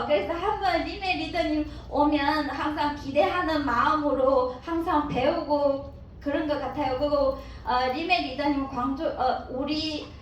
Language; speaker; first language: Korean; non-native, learner; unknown